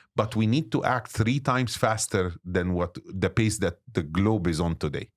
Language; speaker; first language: English; non-native, fluent; Arabic